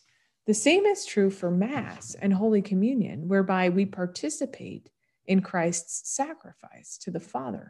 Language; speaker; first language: English; native; English